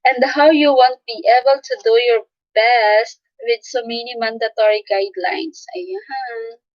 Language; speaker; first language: English; non-native, local second language; Filipino